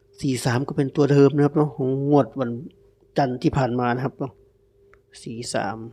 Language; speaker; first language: Thai; native; Thai